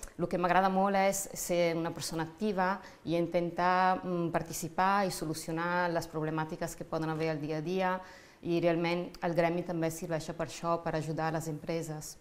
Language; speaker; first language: Catalan; non-native, fluent; Italian